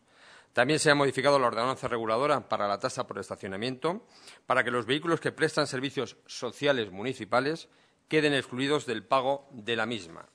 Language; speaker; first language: Spanish; native; Spanish